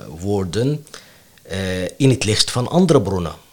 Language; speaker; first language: Dutch; non-native, fluent; Arabic